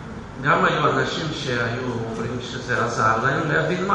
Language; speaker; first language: Hebrew; non-native, fluent; Russian